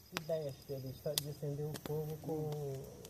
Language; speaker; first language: Portuguese; native; Portuguese